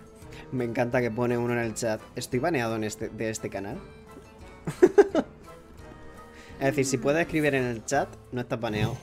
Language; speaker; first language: Spanish; native; Spanish